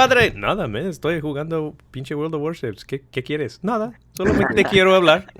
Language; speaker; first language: Spanish; non-native, learner; English